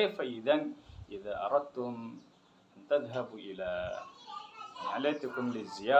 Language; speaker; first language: Arabic; non-native, learner; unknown